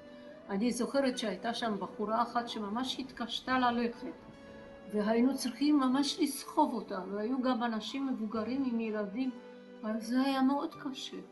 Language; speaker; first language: Hebrew; non-native, fluent; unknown